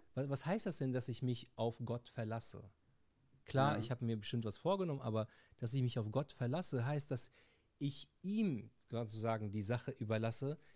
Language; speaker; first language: German; early bilingual, heritage; Arabic